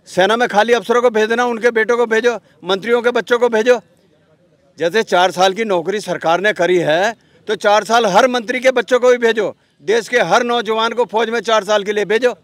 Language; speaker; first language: Hindi; native; Hindi